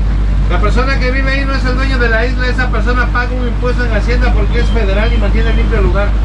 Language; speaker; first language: Spanish; native; Spanish